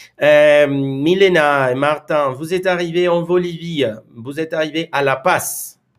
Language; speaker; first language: French; non-native, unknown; Spanish